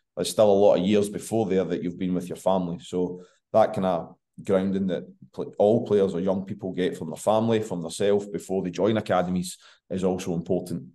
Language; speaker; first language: English; native; English